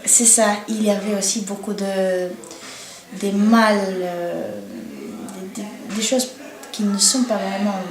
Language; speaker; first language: French; non-native, learner; Bulgarian